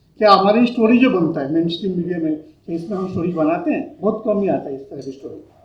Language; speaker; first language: Hindi; non-native, local second language; Bangla